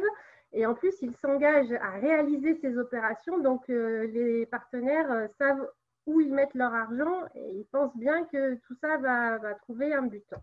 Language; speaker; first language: French; native; French